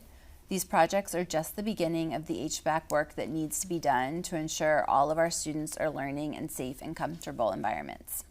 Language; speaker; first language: English; native; English